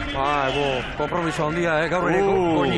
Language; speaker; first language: Basque; native; Basque